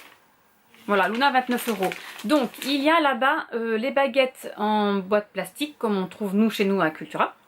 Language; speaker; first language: French; native; French